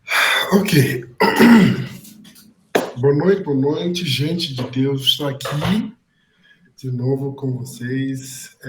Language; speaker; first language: Portuguese; non-native, fluent; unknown